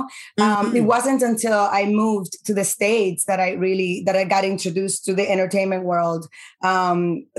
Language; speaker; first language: English; early bilingual, other home language; Spanish